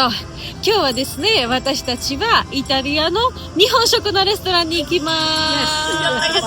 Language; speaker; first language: Japanese; non-native, fluent; Georgian